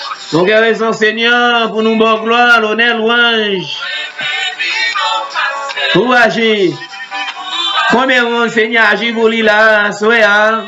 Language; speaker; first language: French; non-native, local second language; Haitian Creole